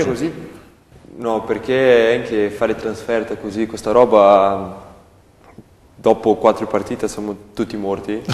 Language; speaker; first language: Italian; non-native, learner; Portuguese